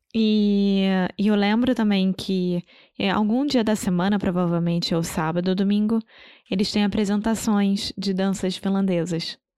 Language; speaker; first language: Portuguese; native; Portuguese